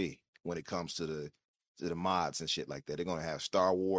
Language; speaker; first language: English; native; English